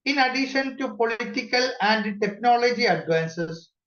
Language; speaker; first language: English; non-native, local second language; Malayalam